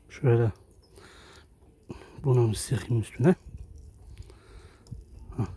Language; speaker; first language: Turkish; early bilingual, heritage; Turkish